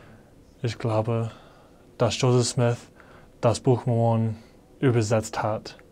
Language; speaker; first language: German; non-native, fluent; English